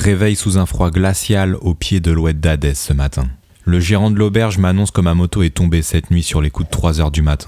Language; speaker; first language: French; native; French